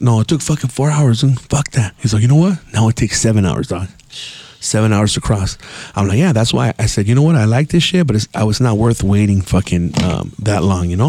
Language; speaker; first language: English; early bilingual, other home language; Spanish